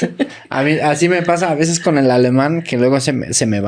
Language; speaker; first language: Spanish; native; Spanish